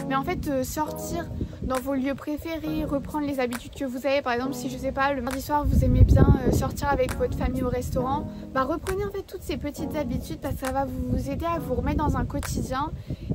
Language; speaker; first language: French; native; French